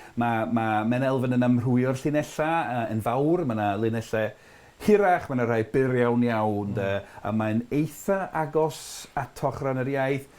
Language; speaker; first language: Welsh; non-native, fluent; English